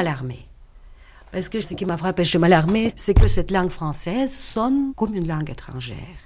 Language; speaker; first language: French; non-native, fluent; Russian